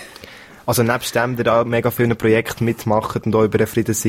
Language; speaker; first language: German; native; German